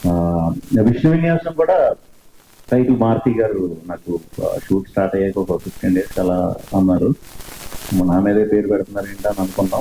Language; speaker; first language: Telugu; native; Telugu